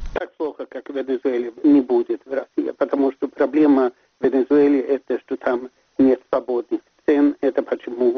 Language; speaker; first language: Russian; non-native, fluent; Swedish